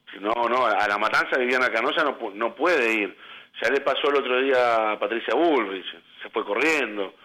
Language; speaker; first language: Spanish; native; Spanish